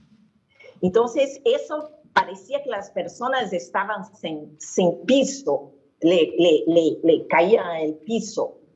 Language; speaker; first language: Spanish; non-native, fluent; Portuguese